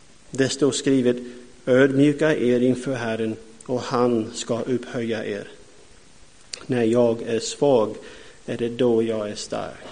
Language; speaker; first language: Swedish; non-native, fluent; English